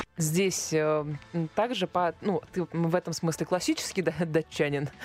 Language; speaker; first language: Russian; native; Russian